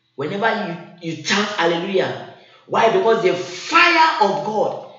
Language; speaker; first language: English; non-native, local second language; Yoruba